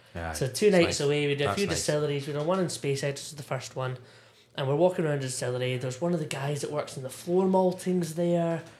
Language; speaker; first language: English; native; English